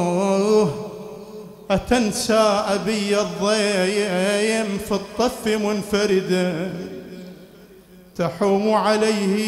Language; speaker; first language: Arabic; native; Arabic